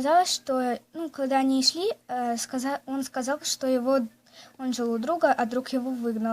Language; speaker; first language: Russian; native; Russian